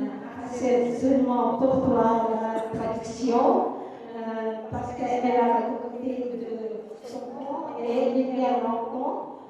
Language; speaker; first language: French; non-native, learner; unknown